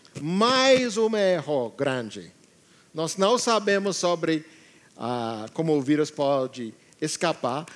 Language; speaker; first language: Portuguese; non-native, learner; English